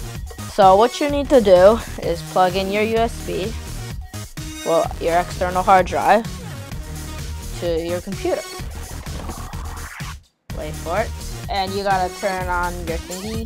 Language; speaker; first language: English; native; English